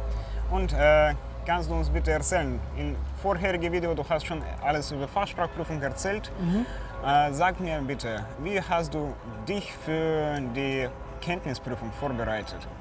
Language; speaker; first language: German; non-native, fluent; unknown